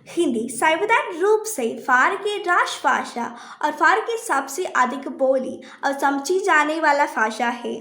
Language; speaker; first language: Hindi; non-native, local second language; Malayalam